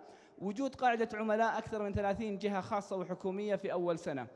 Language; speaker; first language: Arabic; native; Arabic